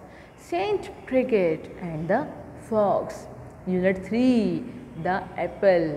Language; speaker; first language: English; non-native, local second language; Urdu